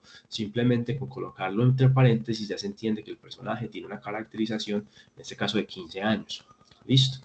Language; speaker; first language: Spanish; native; Spanish